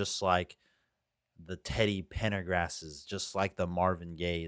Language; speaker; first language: English; native; English